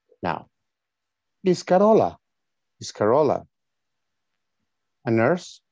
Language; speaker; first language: English; non-native, fluent; Spanish